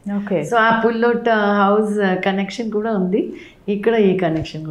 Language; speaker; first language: Telugu; non-native, local second language; Malayalam